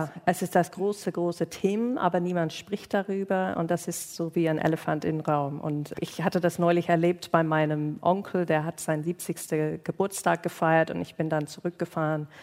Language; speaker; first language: German; non-native, fluent; English